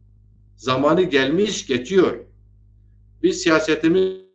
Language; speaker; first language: Turkish; native; Turkish